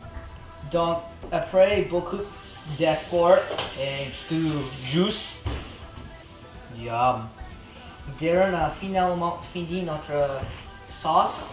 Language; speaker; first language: French; non-native, learner; English